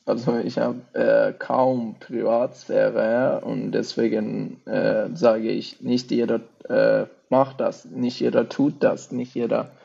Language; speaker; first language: German; non-native, fluent; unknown